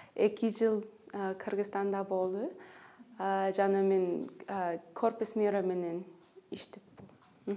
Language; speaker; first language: Kyrgyz; non-native, learner; English